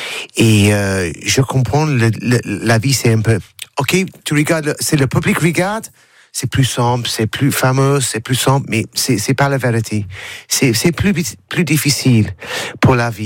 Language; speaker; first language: French; non-native, learner; English